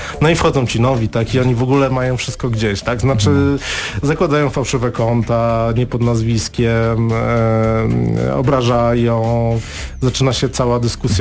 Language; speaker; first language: Polish; native; Polish